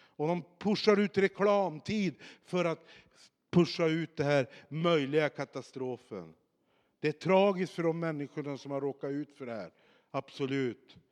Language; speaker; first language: Swedish; native; Swedish